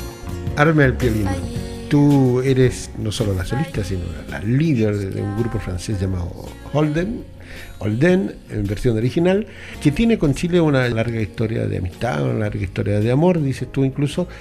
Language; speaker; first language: Spanish; native; Spanish